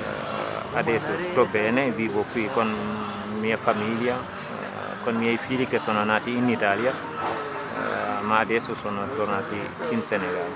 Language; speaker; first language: Italian; non-native, fluent; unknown